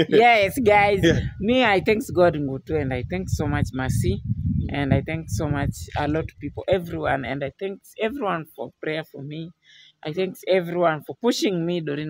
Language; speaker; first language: English; non-native, learner; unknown